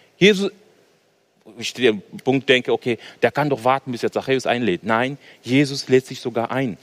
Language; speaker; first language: German; non-native, fluent; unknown